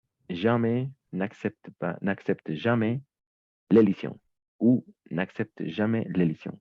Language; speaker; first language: French; native; French